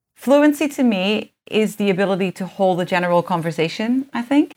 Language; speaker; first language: English; early bilingual, other home language; Japanese